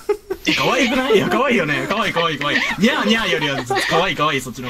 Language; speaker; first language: Japanese; native; Japanese